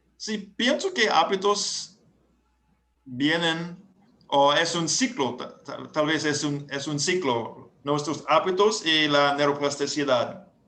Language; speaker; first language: Spanish; non-native, learner; English